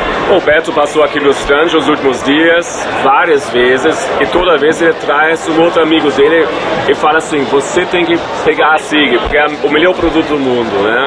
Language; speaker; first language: Portuguese; non-native, fluent; German